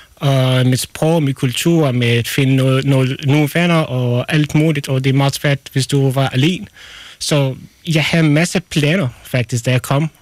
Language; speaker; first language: Danish; non-native, learner; Arabic